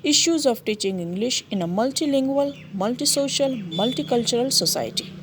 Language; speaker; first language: English; non-native, local second language; Gujarati